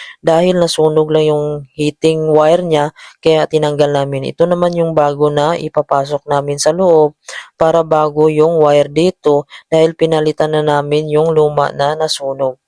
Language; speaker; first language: Filipino; native; Filipino